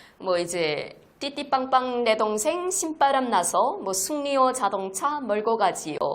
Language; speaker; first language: Korean; native; Korean